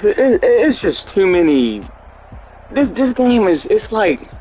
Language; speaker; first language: English; native; English